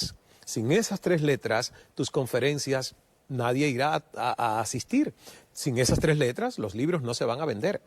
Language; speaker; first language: Spanish; native; Spanish